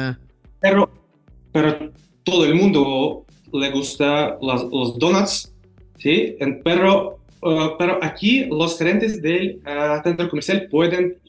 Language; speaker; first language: Spanish; non-native, learner; Russian